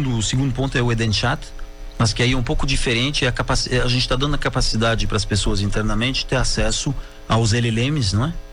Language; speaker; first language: Portuguese; non-native, fluent; French